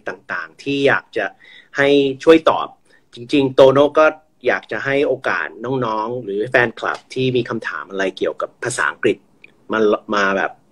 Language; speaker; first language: Thai; non-native, fluent; English